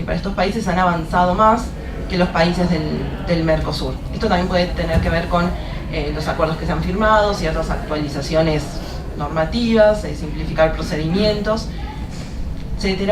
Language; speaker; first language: Spanish; native; Spanish